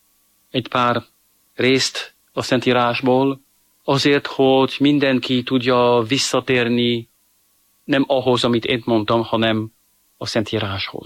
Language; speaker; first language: Hungarian; non-native, fluent; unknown